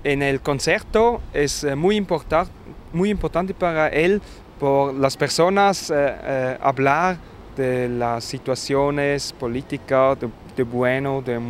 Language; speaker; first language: Spanish; non-native, learner; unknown